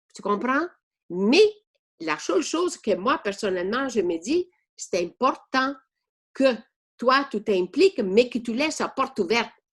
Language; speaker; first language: French; non-native, fluent; Italian